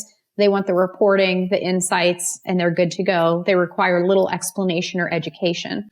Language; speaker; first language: English; native; English